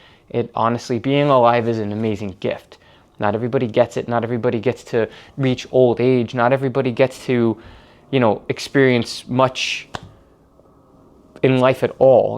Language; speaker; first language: English; native; English